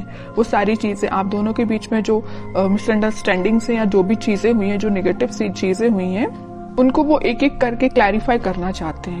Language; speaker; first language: Hindi; native; Hindi